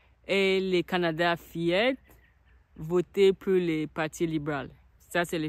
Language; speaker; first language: French; non-native, learner; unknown